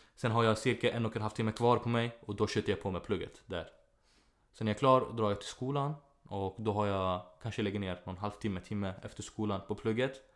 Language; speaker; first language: Swedish; early bilingual, other home language; Arabic